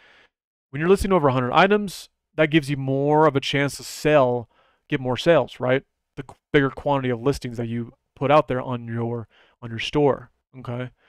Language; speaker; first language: English; native; English